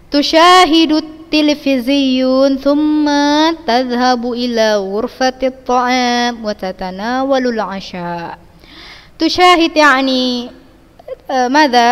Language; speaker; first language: Arabic; non-native, fluent; Indonesian